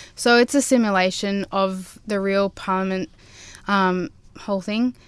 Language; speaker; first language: English; native; English